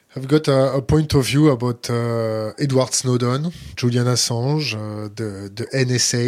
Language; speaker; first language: English; non-native, learner; French